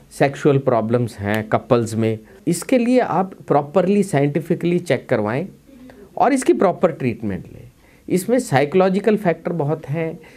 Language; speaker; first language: Hindi; non-native, local second language; Punjabi